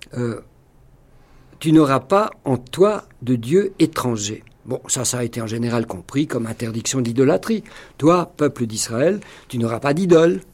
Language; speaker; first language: French; non-native, local second language; Swiss German